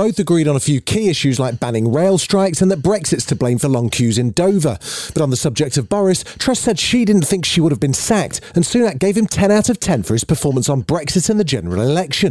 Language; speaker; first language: English; native; English